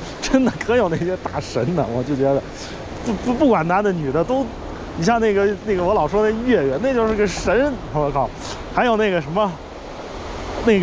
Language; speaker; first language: Chinese; native; Chinese